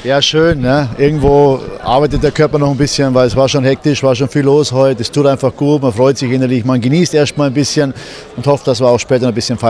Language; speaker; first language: German; native; German